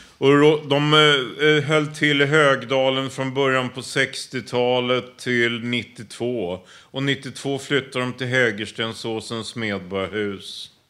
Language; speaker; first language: Swedish; native; Swedish